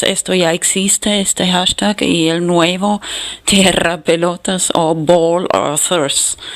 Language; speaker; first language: Spanish; non-native, fluent; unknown